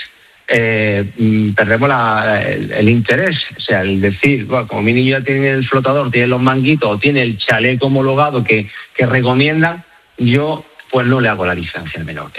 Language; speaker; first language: Spanish; native; Spanish